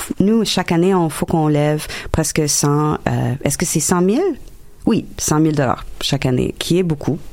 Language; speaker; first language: French; non-native, local second language; English